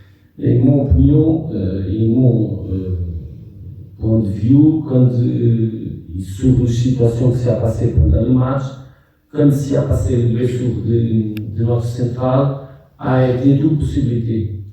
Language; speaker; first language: French; non-native, fluent; Portuguese